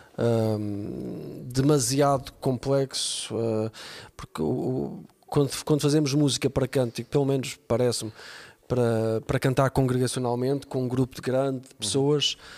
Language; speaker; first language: Portuguese; native; Portuguese